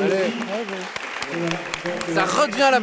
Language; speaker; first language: French; native; French